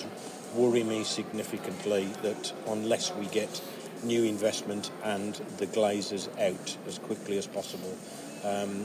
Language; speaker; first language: English; native; English